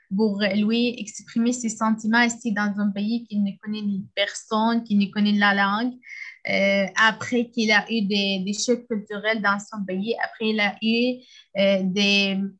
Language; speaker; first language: French; non-native, learner; Arabic